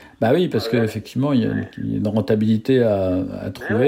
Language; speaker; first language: French; native; French